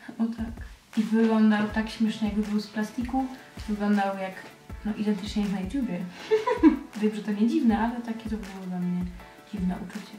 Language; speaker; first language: Polish; native; Polish